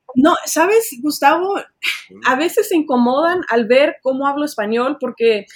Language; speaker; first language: Spanish; early bilingual, heritage; Spanish